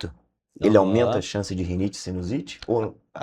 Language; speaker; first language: Portuguese; native; Portuguese